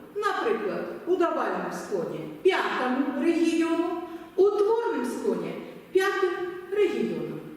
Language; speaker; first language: Belarusian; native; Belarusian